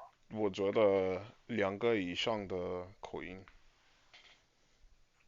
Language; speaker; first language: Chinese; non-native, fluent; English